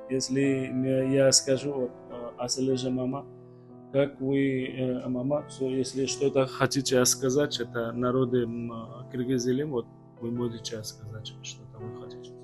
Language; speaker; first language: Russian; non-native, learner; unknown